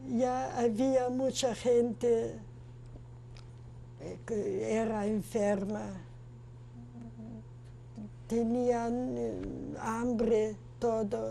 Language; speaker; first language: Spanish; non-native, fluent; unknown